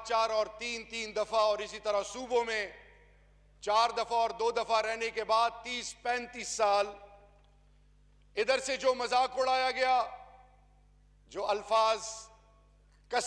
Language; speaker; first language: Urdu; non-native, local second language; Pashto